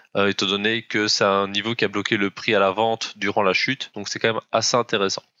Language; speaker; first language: French; native; French